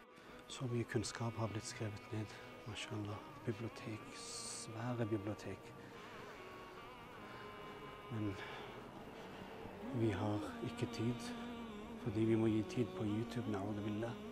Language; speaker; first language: Norwegian; early bilingual, other home language; Urdu